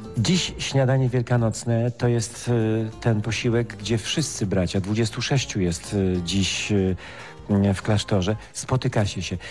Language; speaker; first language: Polish; native; Polish